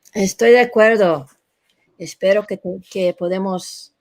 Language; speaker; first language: Spanish; early bilingual, other home language; English